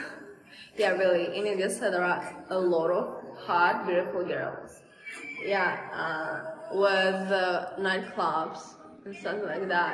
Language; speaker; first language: English; non-native, fluent; Russian